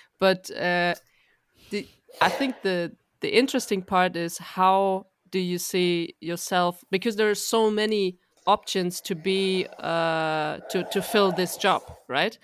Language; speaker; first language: English; non-native, fluent; German